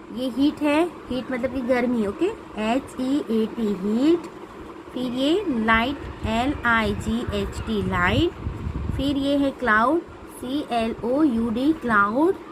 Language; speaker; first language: Hindi; non-native, local second language; Gujarati